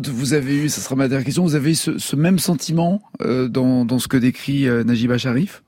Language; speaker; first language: French; native; French